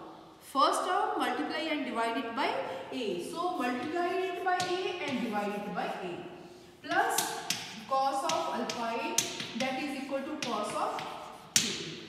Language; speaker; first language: English; non-native, local second language; Hindi